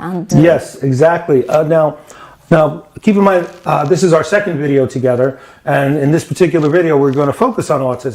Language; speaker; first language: English; native; English